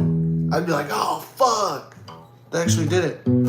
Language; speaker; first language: English; native; English